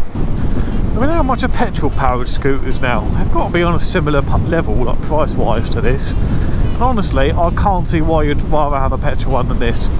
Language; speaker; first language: English; native; English